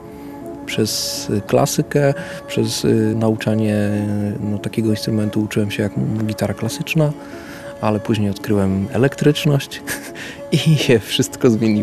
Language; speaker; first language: Polish; native; Polish